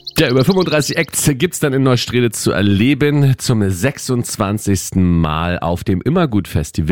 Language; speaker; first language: German; native; German